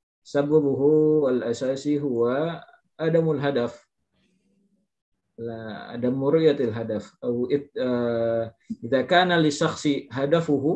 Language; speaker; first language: Arabic; non-native, fluent; Indonesian